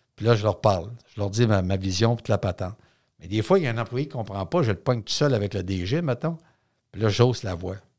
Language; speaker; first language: French; native; French